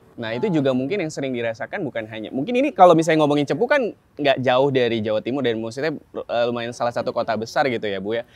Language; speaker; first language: Indonesian; native; Indonesian